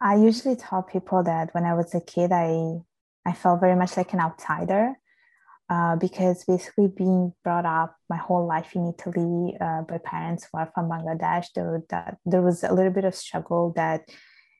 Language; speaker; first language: English; non-native, fluent; Italian